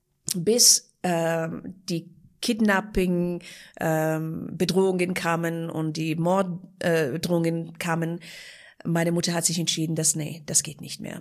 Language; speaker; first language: German; non-native, fluent; Persian